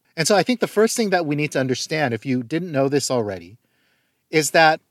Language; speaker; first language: English; early bilingual, other home language; Korean